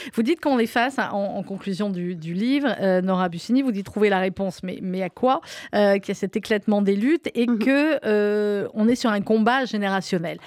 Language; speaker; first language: French; native; French